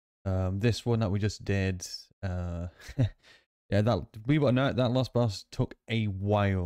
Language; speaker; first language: English; native; English